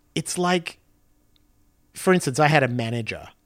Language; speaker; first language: English; native; English